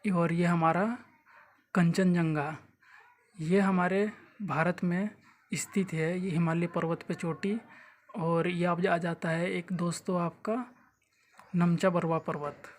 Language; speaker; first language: Hindi; native; Hindi